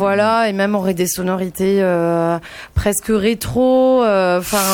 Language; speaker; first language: French; native; French